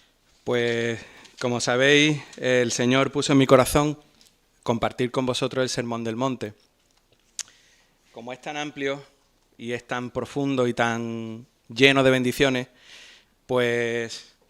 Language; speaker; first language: Spanish; native; Spanish